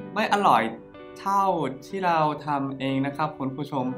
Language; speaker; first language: Thai; non-native, fluent; English